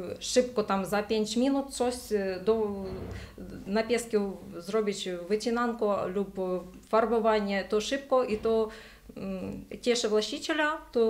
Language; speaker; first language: Polish; non-native, learner; Ukrainian